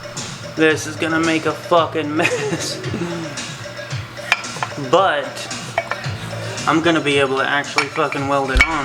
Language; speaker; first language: English; native; English